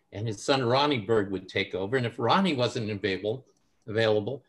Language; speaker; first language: English; native; English